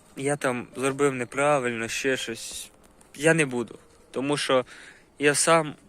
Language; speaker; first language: Ukrainian; non-native, local second language; Russian